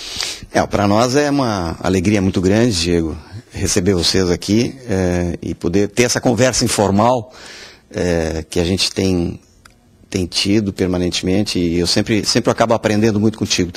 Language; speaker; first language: Portuguese; native; Portuguese